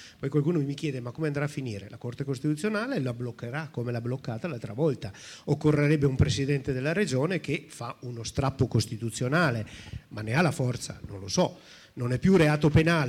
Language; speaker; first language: Italian; native; Italian